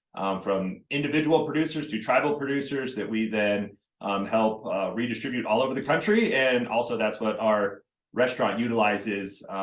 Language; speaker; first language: English; native; English